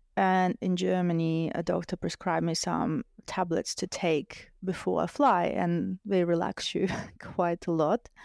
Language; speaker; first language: English; non-native, fluent; Russian